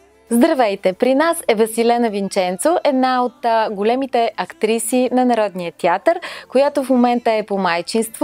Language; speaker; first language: Bulgarian; native; Bulgarian